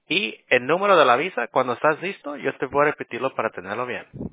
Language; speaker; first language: Spanish; non-native, learner; English